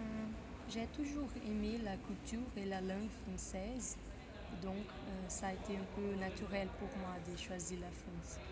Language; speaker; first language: French; non-native, fluent; Portuguese